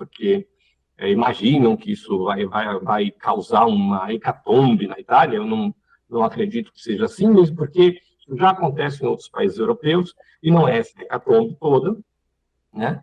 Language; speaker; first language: Portuguese; native; Portuguese